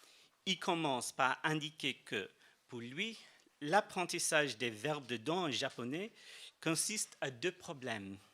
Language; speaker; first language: French; non-native, fluent; English